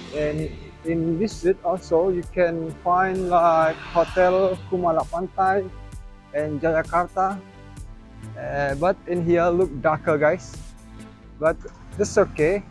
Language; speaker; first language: English; non-native, learner; Indonesian